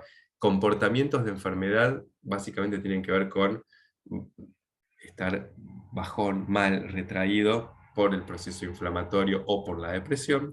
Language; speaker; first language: Spanish; native; Spanish